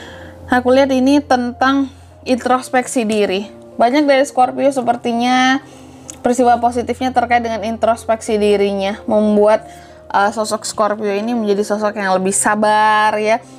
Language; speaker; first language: Indonesian; native; Indonesian